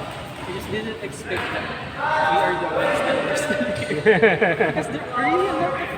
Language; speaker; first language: English; non-native, local second language; Filipino